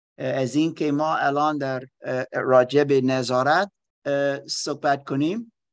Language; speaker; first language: Persian; non-native, learner; German